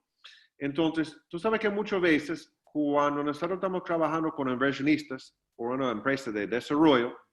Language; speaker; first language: Spanish; non-native, fluent; English